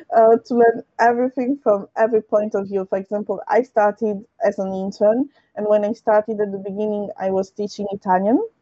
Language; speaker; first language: English; early bilingual, other home language; French